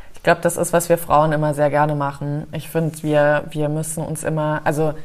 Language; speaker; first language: German; early bilingual, heritage; German